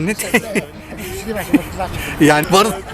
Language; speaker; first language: Arabic; native; Arabic